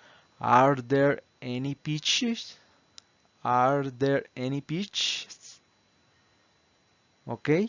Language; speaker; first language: English; non-native, fluent; Spanish